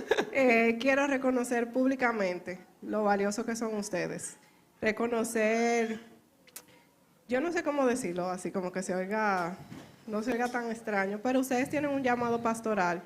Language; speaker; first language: Spanish; native; Spanish